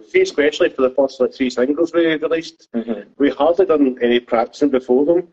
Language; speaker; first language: English; native; English